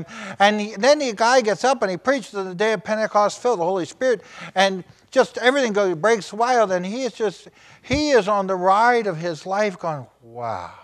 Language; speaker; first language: English; native; English